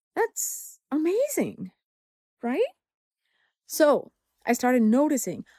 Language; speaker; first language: English; non-native, local second language; Tamil